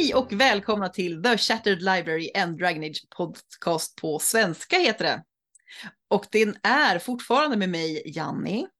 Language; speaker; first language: Swedish; native; Swedish